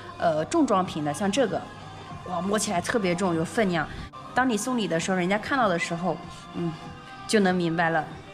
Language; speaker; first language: Chinese; native; Chinese